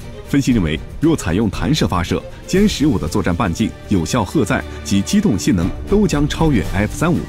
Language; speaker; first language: Chinese; native; Chinese